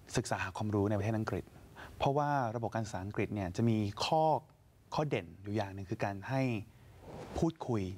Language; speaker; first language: Thai; native; Thai